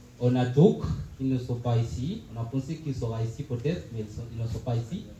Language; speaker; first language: French; non-native, fluent; Swahili